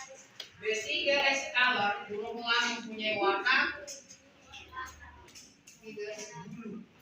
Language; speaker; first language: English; non-native, learner; Indonesian